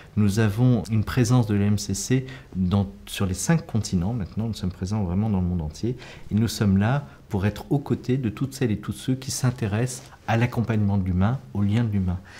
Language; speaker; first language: French; native; French